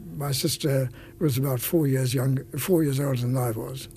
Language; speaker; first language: English; native; English